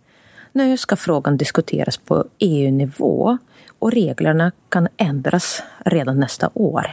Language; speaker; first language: Swedish; non-native, fluent; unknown